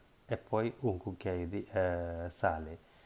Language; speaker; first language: Italian; non-native, learner; Sinhala